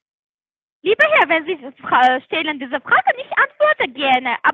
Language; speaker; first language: German; non-native, learner; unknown